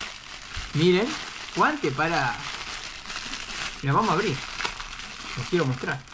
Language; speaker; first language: Spanish; native; Spanish